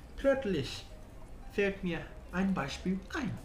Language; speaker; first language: German; non-native, learner; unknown